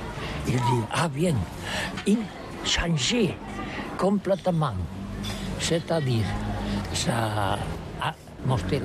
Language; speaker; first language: French; non-native, learner; Catalan